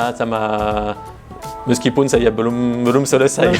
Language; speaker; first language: Indonesian; non-native, fluent; French